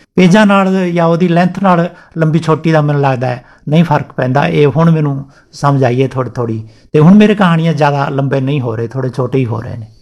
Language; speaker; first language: Punjabi; non-native, local second language; Rajasthani